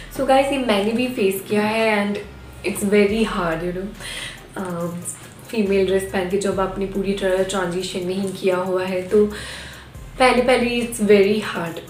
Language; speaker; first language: Hindi; non-native, local second language; Bangla